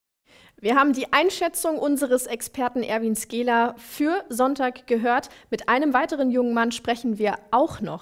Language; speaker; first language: German; native; German